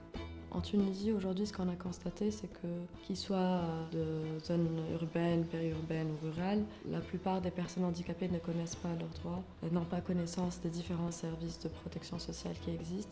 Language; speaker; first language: French; non-native, local second language; Arabic